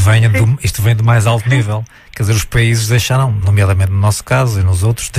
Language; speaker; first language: Portuguese; native; Portuguese